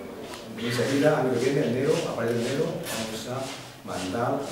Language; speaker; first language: Spanish; non-native, fluent; Chinese